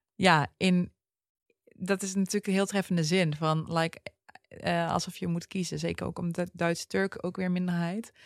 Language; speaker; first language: Dutch; early bilingual, other home language; Turkish